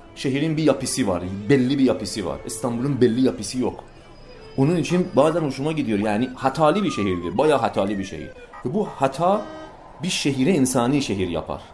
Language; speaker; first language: Turkish; non-native, fluent; Persian